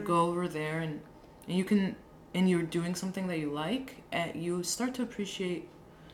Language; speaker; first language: English; native; English